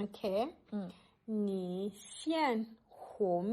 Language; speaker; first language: Chinese; non-native, learner; English